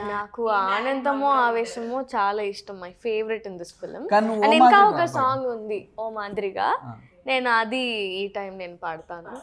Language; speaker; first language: Telugu; non-native, learner; Tamil